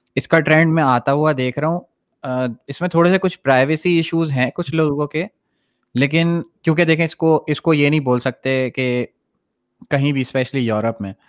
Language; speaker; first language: Urdu; native; Urdu